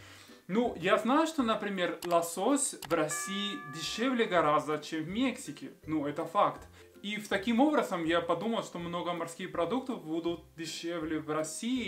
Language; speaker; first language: Russian; non-native, fluent; Spanish